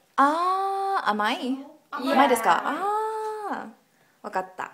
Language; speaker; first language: Japanese; non-native, learner; English